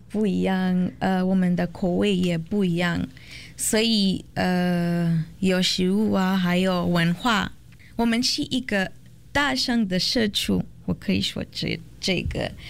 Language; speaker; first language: Chinese; non-native, learner; Portuguese